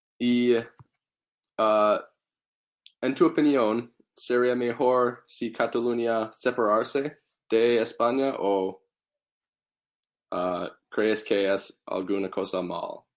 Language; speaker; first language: Spanish; non-native, learner; English